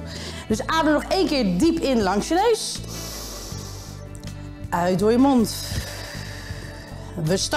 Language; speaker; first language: Dutch; native; Dutch